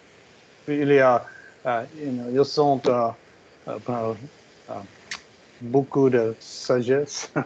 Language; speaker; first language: French; non-native, learner; English